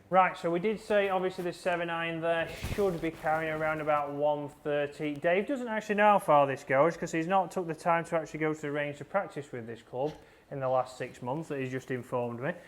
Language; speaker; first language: English; native; English